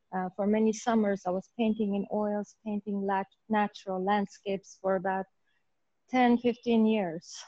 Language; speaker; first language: English; native; English